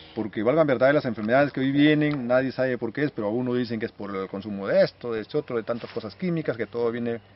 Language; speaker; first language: Spanish; native; Spanish